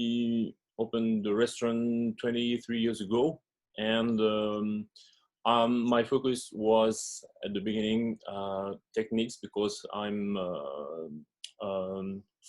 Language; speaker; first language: English; non-native, fluent; French